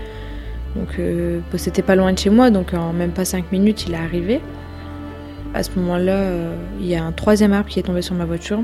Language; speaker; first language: French; native; French